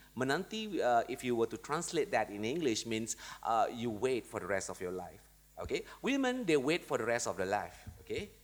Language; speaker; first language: English; non-native, local second language; Malay